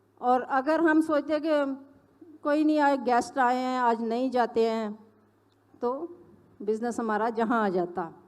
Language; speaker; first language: Hindi; non-native, local second language; Punjabi